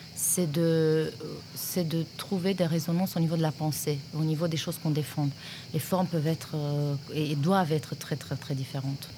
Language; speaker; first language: French; non-native, fluent; Romanian